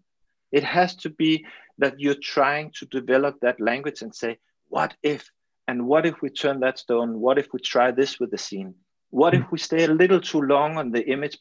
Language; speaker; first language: English; non-native, fluent; Danish